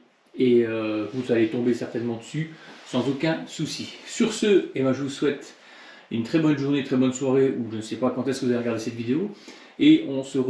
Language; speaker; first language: French; native; French